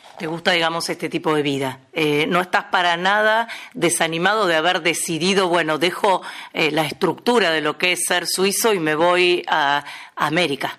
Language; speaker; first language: Spanish; native; Spanish